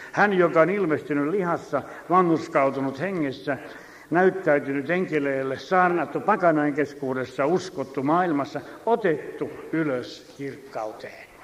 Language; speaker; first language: Finnish; native; Finnish